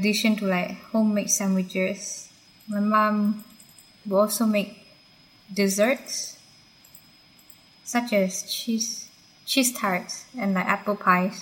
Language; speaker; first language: English; non-native, local second language; Chinese